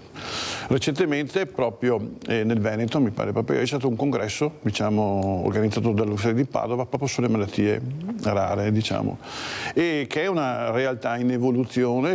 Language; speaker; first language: Italian; native; Italian